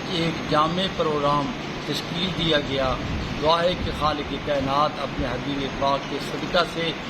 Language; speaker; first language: Urdu; non-native, local second language; Punjabi